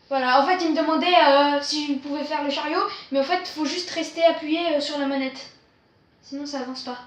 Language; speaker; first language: French; native; French